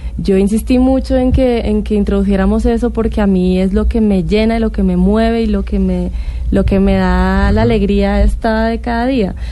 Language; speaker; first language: Spanish; non-native, local second language; Catalan